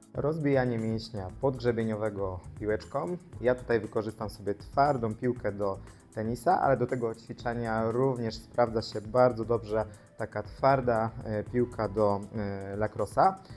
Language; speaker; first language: Polish; native; Polish